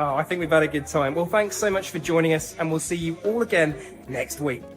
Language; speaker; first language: English; native; English